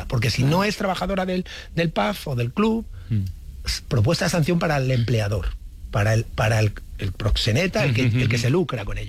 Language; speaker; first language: Spanish; native; Spanish